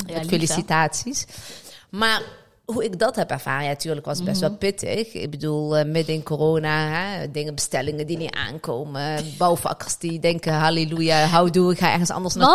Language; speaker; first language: Dutch; early bilingual, other home language; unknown